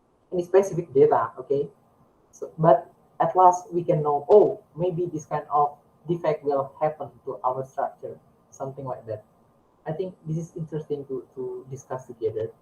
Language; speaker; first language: English; non-native, learner; Indonesian